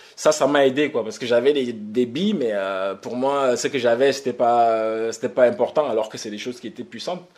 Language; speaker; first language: French; early bilingual, other home language; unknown